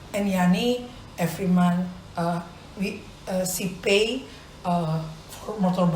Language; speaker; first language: English; non-native, local second language; Indonesian